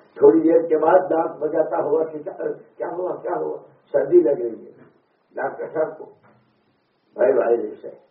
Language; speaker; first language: Urdu; non-native, local second language; Gujarati